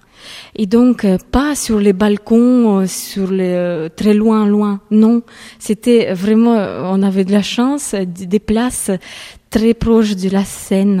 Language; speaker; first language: French; non-native, fluent; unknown